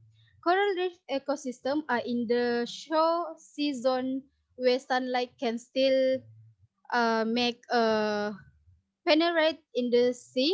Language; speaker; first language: English; non-native, learner; Indonesian